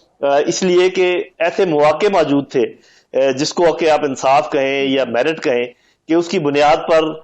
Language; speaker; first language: Urdu; native; Urdu